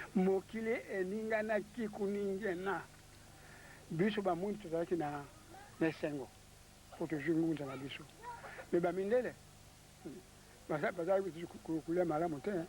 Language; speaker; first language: Lingala; non-native, local second language; Kongo